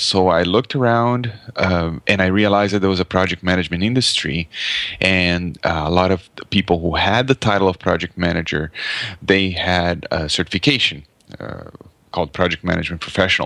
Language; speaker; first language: English; non-native, fluent; Portuguese